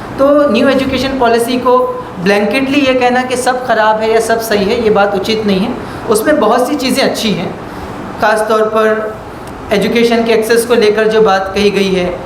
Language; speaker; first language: Hindi; native; Hindi